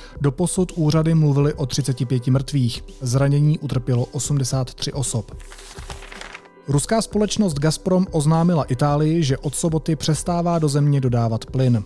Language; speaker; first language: Czech; native; Czech